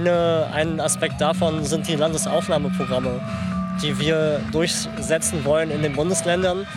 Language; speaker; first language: German; native; German